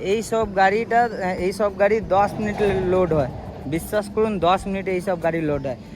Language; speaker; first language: Bangla; non-native, learner; Hindi